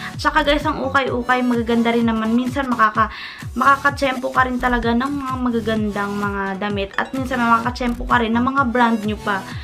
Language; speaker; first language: Filipino; native; Filipino